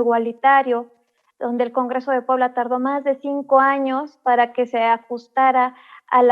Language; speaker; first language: Spanish; native; Spanish